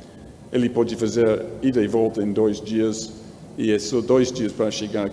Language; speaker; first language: Portuguese; non-native, learner; English